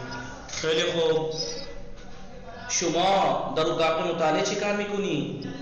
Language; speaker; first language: Persian; non-native, fluent; Urdu